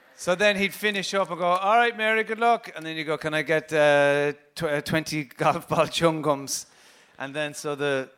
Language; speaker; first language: English; native; English